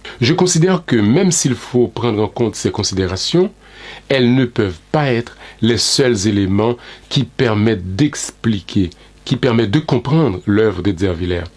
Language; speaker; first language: French; non-native, local second language; Haitian Creole